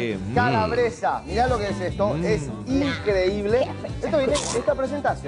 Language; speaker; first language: Spanish; native; Spanish